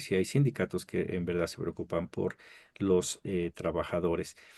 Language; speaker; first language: Spanish; native; Spanish